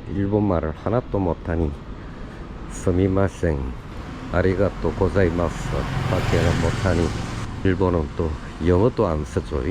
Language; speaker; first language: Korean; native; Korean